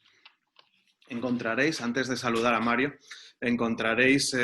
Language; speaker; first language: Spanish; native; Spanish